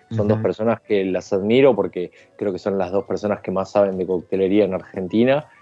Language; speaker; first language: Spanish; native; Spanish